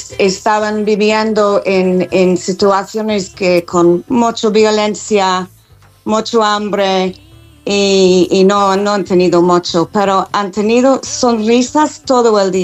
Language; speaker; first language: Spanish; non-native, fluent; English